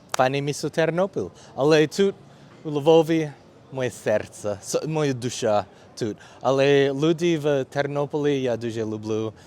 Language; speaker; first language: Ukrainian; non-native, learner; English